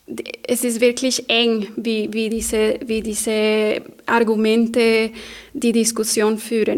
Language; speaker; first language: German; non-native, fluent; Spanish